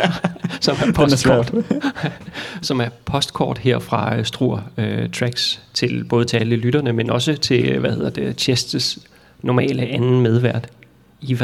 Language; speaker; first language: Danish; native; Danish